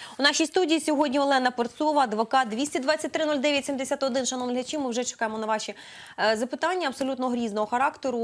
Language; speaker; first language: Ukrainian; native; Ukrainian